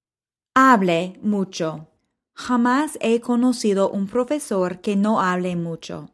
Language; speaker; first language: Spanish; non-native, fluent; English